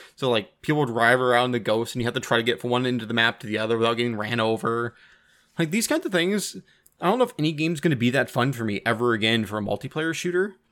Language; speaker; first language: English; native; English